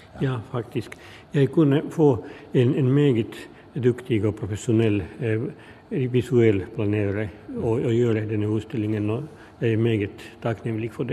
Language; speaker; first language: Norwegian; non-native, fluent; Finnish